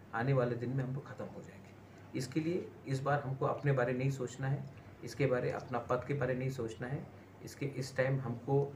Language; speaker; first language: Hindi; non-native, local second language; Kok Borok